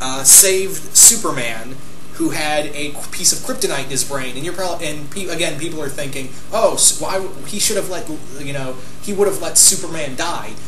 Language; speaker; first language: English; native; English